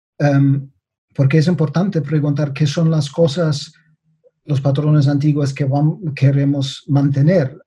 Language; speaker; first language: Spanish; non-native, fluent; German